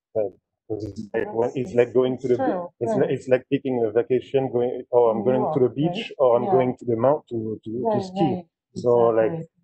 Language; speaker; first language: English; non-native, fluent; French